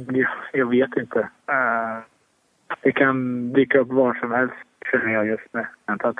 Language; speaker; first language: Swedish; early bilingual, other home language; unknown